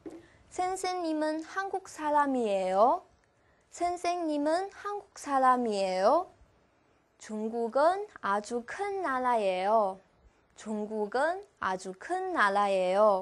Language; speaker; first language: Korean; non-native, fluent; Chinese